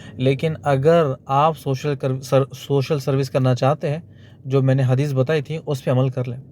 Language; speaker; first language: Urdu; native; Urdu